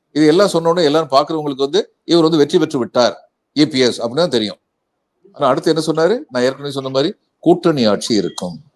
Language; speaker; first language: Tamil; native; Tamil